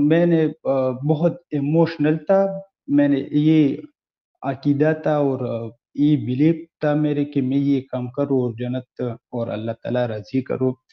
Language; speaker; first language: Hindi; non-native, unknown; Pashto